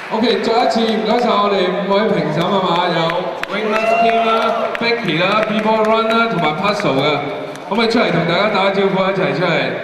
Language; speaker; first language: Chinese; native; Chinese